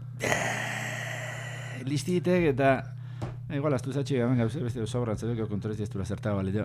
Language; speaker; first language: Basque; native; Basque